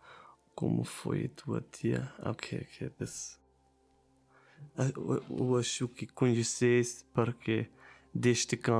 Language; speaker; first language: Portuguese; non-native, learner; German